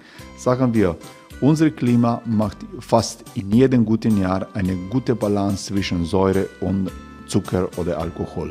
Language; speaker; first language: German; non-native, learner; Croatian